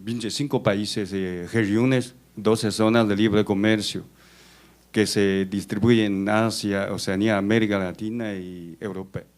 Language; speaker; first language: Spanish; non-native, fluent; Chinese